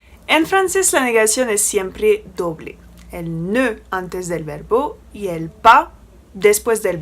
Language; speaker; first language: Spanish; non-native, fluent; French